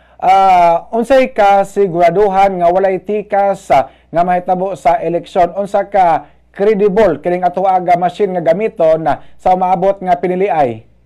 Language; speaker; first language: Cebuano; native; Cebuano